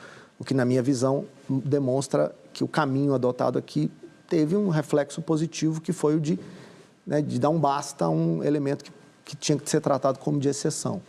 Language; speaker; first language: Portuguese; native; Portuguese